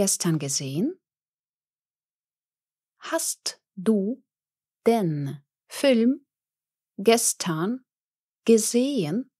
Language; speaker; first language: German; non-native, fluent; Russian